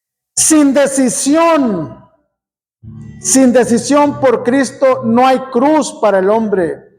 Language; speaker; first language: Spanish; native; Spanish